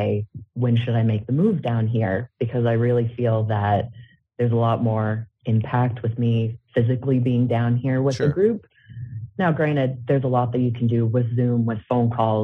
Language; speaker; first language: English; native; English